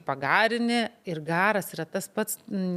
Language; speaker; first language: Lithuanian; native; Lithuanian